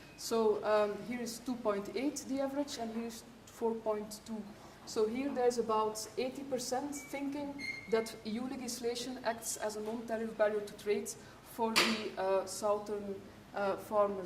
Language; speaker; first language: English; non-native, fluent; Dutch